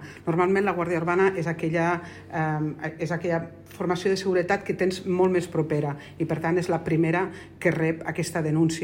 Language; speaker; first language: Catalan; native; Catalan